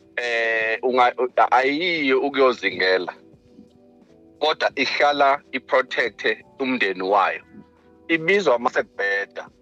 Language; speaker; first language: Zulu; native; Zulu